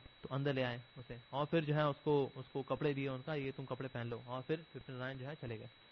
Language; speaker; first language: Hindi; native; Hindi